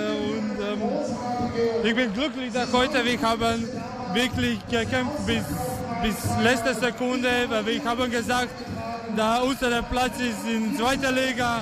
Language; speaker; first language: German; non-native, learner; Croatian